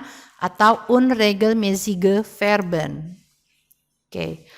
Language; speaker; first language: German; non-native, fluent; Indonesian